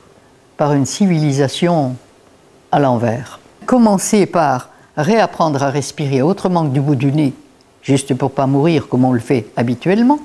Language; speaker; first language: French; native; French